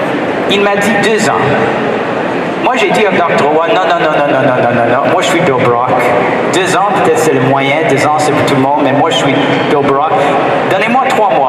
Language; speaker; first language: French; non-native, fluent; English